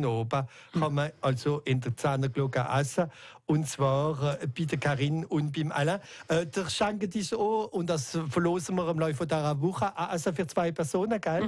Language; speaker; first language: German; native; German